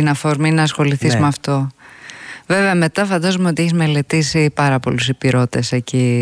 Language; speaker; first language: Greek; native; Greek